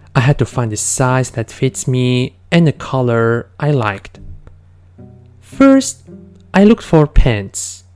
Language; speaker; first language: English; non-native, fluent; Arabic